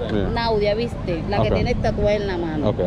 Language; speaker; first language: Spanish; native; Spanish